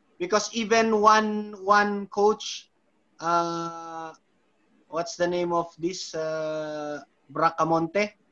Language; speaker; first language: English; non-native, local second language; Filipino